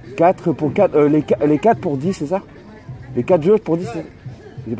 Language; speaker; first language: French; native; French